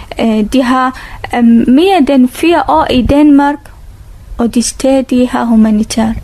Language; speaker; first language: Danish; non-native, learner; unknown